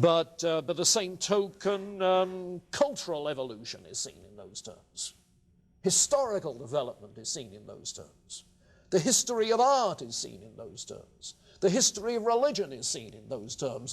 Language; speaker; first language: English; native; English